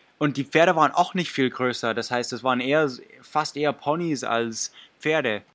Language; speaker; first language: German; non-native, fluent; English